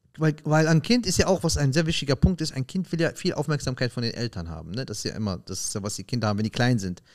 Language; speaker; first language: German; early bilingual, other home language; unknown